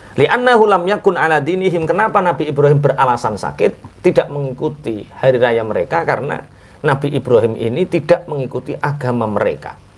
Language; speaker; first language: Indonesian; non-native, local second language; Javanese